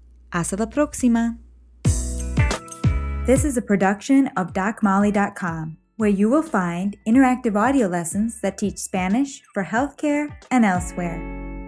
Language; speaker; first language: English; native; English